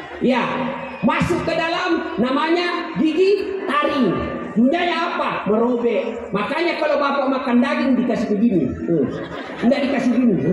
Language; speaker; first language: Indonesian; non-native, local second language; Buginese